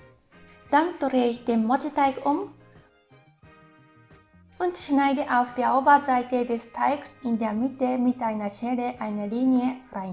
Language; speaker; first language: German; non-native, fluent; Japanese